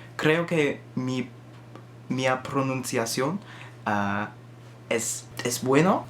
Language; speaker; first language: Spanish; non-native, learner; English